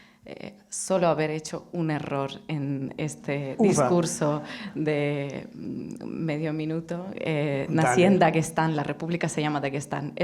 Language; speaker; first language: Spanish; non-native, fluent; Russian